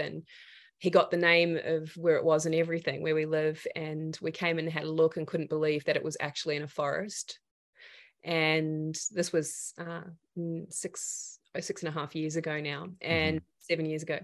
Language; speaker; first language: English; native; English